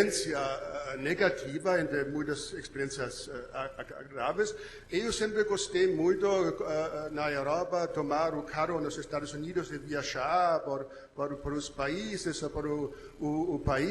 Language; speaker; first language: Portuguese; non-native, learner; German